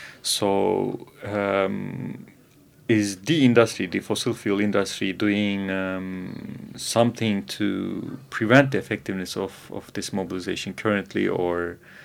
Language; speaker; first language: English; non-native, fluent; Turkish